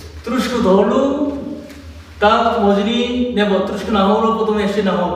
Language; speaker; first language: Czech; non-native, learner; Korean